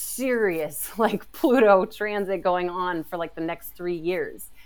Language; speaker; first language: English; native; English